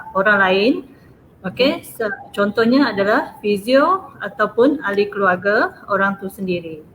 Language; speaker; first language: Malay; non-native, local second language; Iban